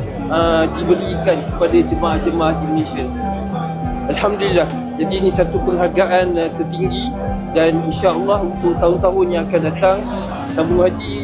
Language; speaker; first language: Malay; native; Malay